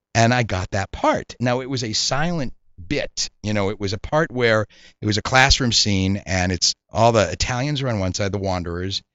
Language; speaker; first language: English; native; English